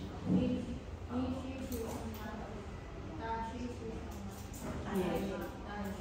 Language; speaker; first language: Chinese; non-native, learner; Filipino